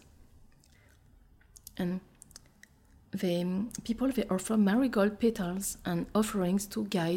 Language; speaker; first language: English; non-native, fluent; French